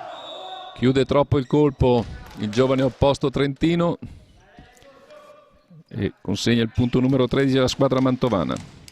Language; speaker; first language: Italian; native; Italian